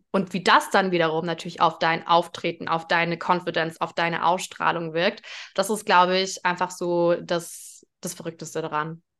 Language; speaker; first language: German; early bilingual, other home language; Russian